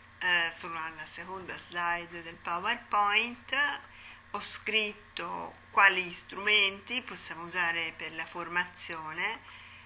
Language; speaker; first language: Italian; native; Italian